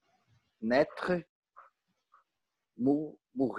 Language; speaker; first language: French; non-native, learner; Portuguese